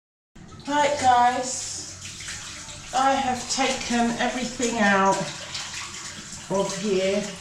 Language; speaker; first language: English; native; English